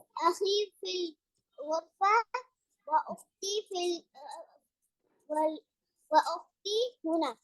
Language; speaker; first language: Arabic; non-native, learner; Urdu